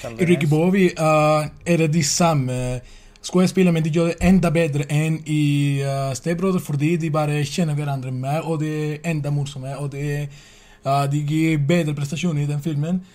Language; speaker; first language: Norwegian; non-native, learner; Swedish